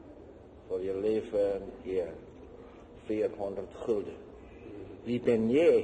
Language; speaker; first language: Dutch; non-native, fluent; Indonesian